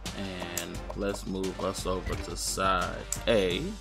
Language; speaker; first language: English; native; English